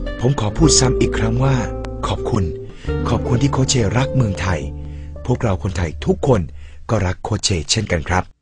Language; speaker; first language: Thai; native; Thai